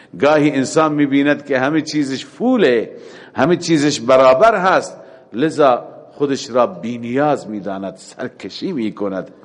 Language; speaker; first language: Persian; native; Persian